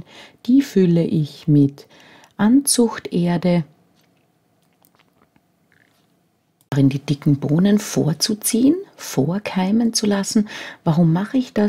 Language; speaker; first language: German; native; German